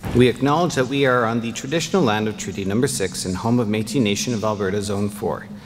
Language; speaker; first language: English; native; English